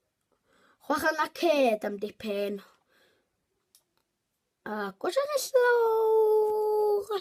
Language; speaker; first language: Welsh; non-native, local second language; English